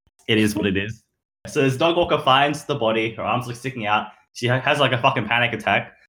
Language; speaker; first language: English; native; English